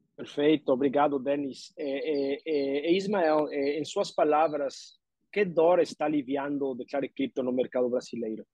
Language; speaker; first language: Portuguese; non-native, learner; Spanish